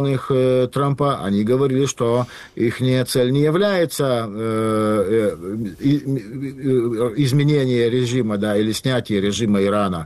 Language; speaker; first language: Russian; non-native, fluent; Lithuanian